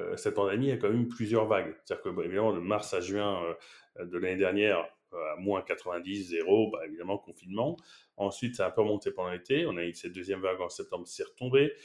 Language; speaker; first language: French; native; French